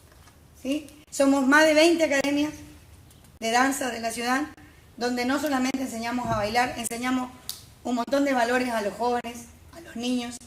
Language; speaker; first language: Spanish; native; Spanish